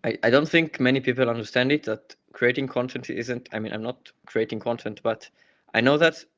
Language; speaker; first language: English; non-native, fluent; Hebrew